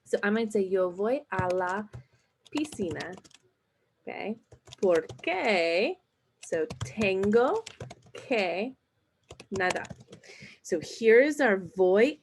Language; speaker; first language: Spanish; non-native, fluent; English